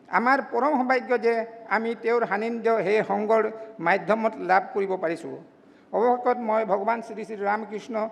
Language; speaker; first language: Assamese; non-native, local second language; Mising